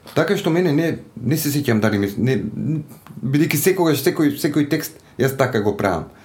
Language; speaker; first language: Macedonian; native; Macedonian